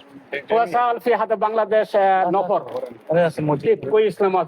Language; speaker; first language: Arabic; non-native, learner; Bangla